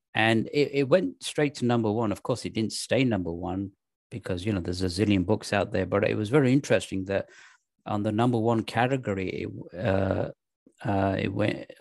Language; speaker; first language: English; native; English